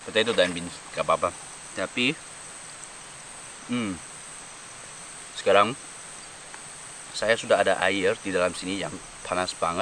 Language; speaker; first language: Indonesian; non-native, learner; English